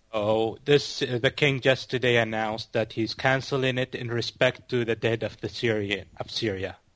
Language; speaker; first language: English; non-native, fluent; Arabic